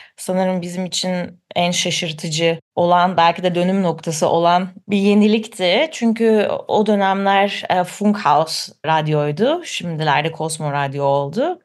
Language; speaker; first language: Turkish; native; Turkish